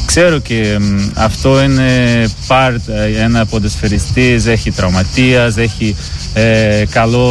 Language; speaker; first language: Greek; non-native, learner; Portuguese